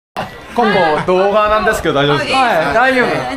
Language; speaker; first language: Japanese; non-native, fluent; Korean